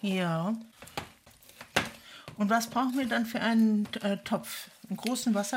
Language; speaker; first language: German; native; German